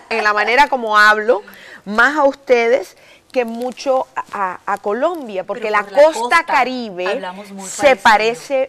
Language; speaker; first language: Spanish; native; Spanish